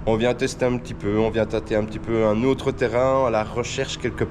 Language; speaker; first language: French; native; French